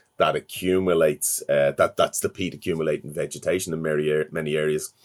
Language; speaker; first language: English; native; English